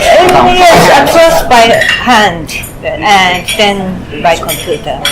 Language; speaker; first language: English; non-native, fluent; Japanese